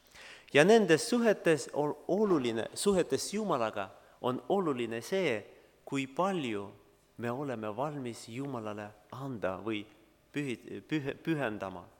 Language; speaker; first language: Estonian; non-native, learner; Russian